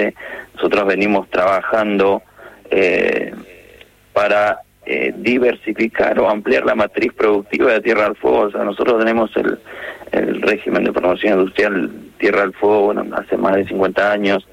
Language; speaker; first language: Spanish; native; Spanish